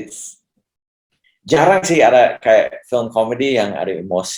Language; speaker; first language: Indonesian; early bilingual, heritage; English